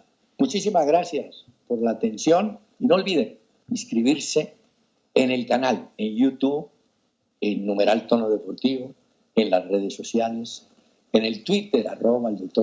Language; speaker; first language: Spanish; native; Spanish